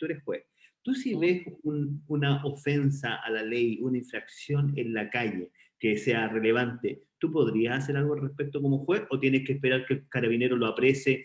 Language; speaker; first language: Spanish; native; Spanish